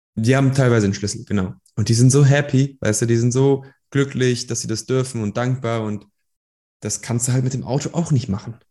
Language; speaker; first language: German; early bilingual, other home language; Persian